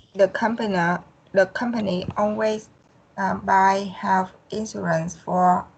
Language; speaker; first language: English; non-native, learner; Vietnamese